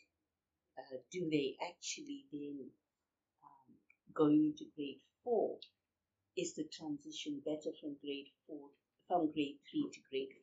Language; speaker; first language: English; non-native, local second language; Urdu